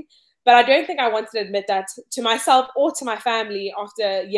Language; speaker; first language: English; native; English